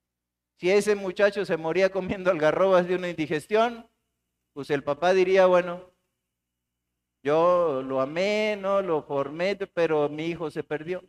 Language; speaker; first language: Spanish; native; Spanish